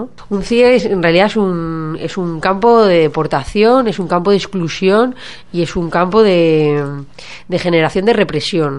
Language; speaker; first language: Spanish; native; Spanish